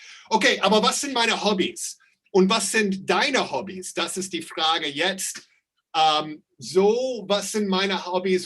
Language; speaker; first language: German; non-native, fluent; English